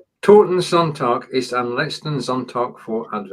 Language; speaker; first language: German; non-native, learner; English